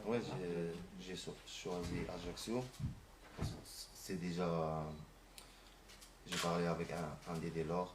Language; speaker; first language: French; non-native, local second language; Arabic